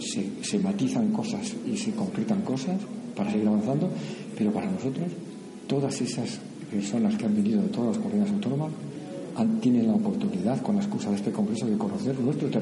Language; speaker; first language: Spanish; native; Spanish